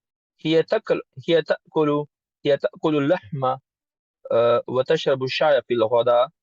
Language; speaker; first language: Arabic; non-native, learner; English